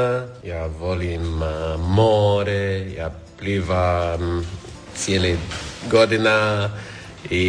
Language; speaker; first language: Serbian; non-native, learner; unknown